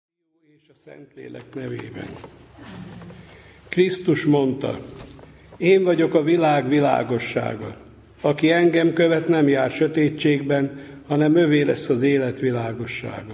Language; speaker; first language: Hungarian; native; Hungarian